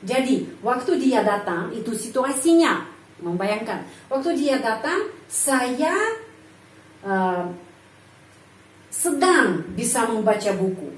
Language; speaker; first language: Indonesian; non-native, fluent; Russian